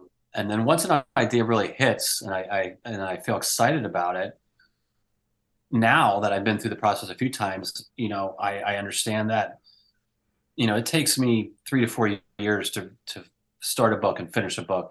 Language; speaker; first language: English; native; English